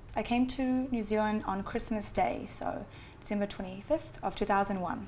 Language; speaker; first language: English; native; English